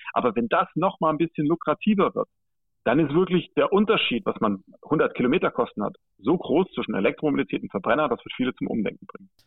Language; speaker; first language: German; native; German